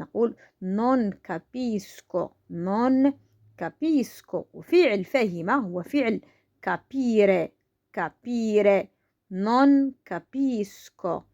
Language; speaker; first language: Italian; non-native, fluent; Arabic